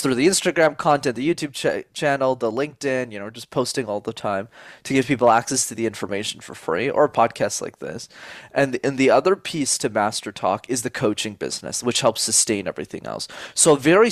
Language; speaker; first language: English; native; English